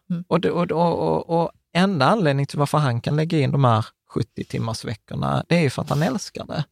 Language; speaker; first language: Swedish; early bilingual, other home language; Czech